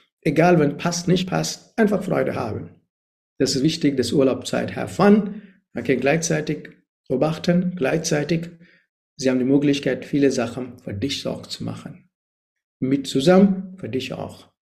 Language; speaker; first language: German; non-native, learner; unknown